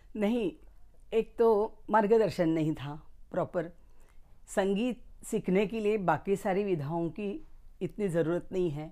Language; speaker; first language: Hindi; native; Hindi